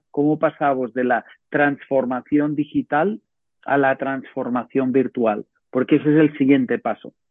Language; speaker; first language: Spanish; native; Spanish